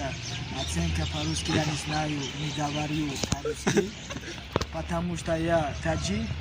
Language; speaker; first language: Russian; non-native, learner; Tajik